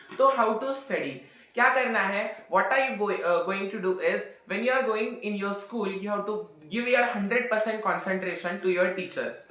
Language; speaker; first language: Hindi; non-native, local second language; Marathi